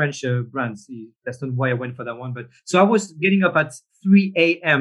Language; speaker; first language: English; non-native, fluent; French